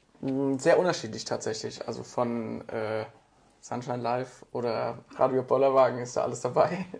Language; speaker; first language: German; native; German